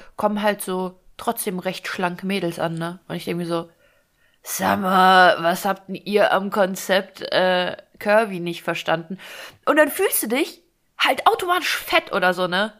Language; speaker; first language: German; early bilingual, other home language; Russian